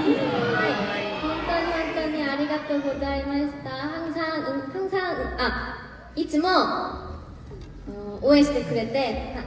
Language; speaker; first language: Japanese; non-native, learner; Korean